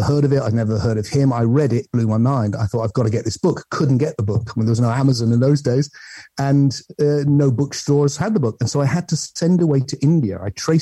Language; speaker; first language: English; native; English